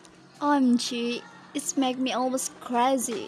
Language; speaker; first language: English; non-native, learner; Indonesian